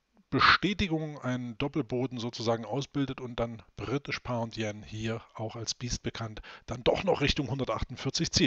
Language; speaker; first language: German; native; German